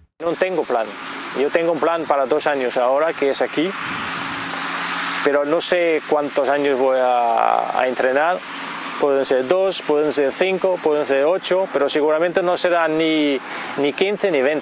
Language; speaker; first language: Spanish; non-native, fluent; Danish